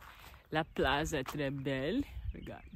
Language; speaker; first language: French; non-native, learner; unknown